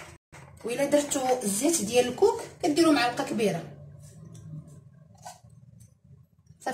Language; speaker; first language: Arabic; native; Arabic